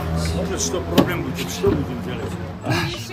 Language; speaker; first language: Russian; non-native, local second language; Armenian